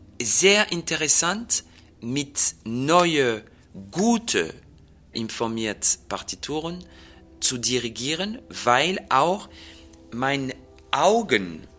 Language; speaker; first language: German; non-native, fluent; French